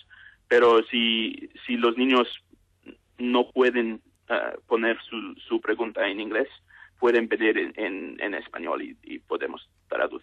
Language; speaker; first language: Spanish; non-native, learner; English